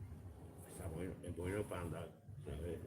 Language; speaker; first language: Spanish; non-native, learner; Romanian